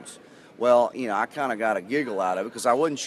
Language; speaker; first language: English; native; English